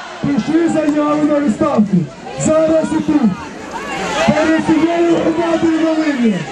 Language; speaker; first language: Ukrainian; native; Ukrainian